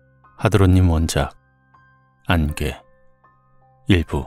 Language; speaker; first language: Korean; native; Korean